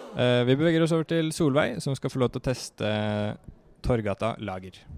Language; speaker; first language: Norwegian; native; Norwegian